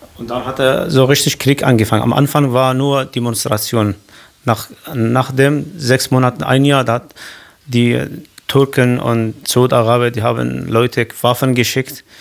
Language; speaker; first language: German; non-native, learner; Kurdish